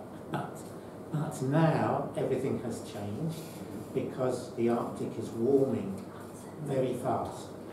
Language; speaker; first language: English; native; English